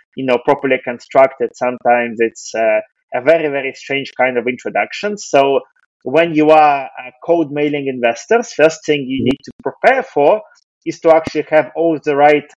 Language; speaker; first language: English; non-native, fluent; Russian